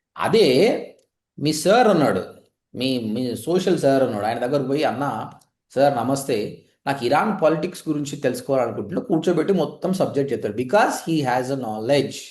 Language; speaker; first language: Telugu; native; Telugu